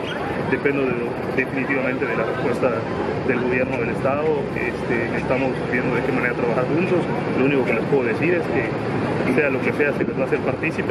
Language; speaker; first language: Spanish; native; Spanish